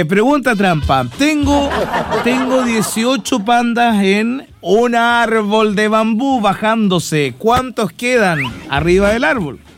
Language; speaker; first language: Spanish; native; Spanish